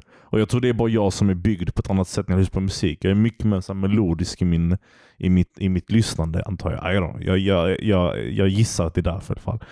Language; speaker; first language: Swedish; early bilingual, other home language; Turkish